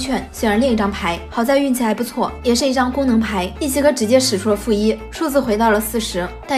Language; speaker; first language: Chinese; native; Chinese